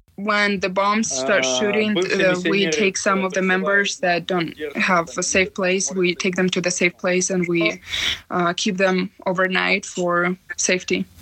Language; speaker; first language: English; non-native, fluent; Ukrainian